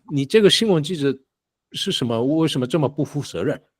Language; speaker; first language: Chinese; non-native, fluent; Korean